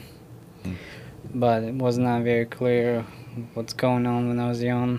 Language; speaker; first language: English; non-native, learner; Ukrainian